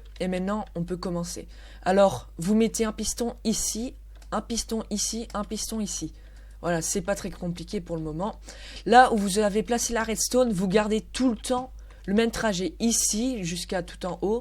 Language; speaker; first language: French; native; French